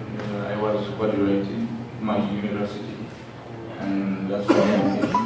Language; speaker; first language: English; non-native, learner; French